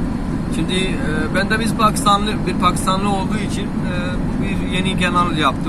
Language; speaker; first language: Turkish; non-native, learner; Urdu